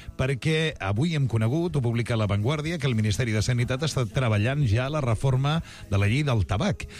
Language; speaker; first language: Catalan; native; Catalan